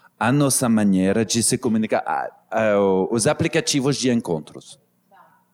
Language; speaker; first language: Portuguese; non-native, fluent; French